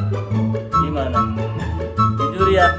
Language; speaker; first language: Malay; non-native, learner; Urdu